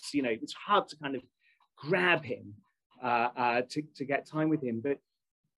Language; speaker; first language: English; native; English